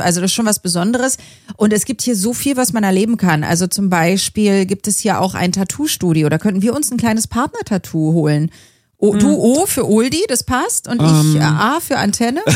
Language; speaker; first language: German; native; German